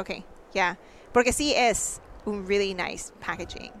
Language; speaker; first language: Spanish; early bilingual, heritage; Spanish